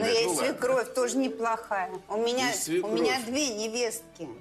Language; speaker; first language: Russian; native; Russian